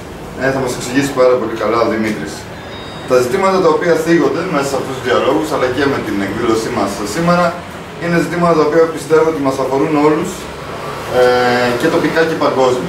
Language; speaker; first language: Greek; native; Greek